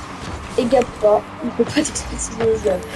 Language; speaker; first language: French; native; French